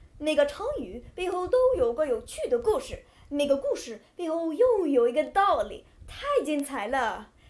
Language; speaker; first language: Chinese; non-native, fluent; English